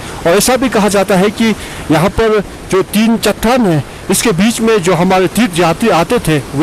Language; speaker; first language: Hindi; native; Hindi